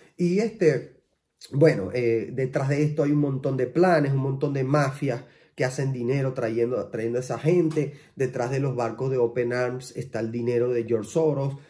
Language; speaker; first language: Spanish; native; Spanish